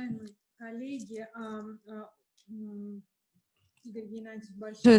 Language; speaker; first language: Russian; native; Russian